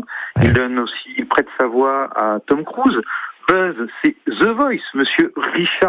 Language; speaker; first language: French; native; French